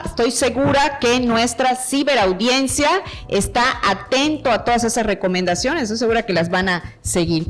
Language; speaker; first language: Spanish; native; Spanish